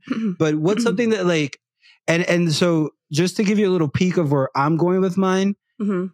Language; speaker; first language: English; non-native, fluent; Spanish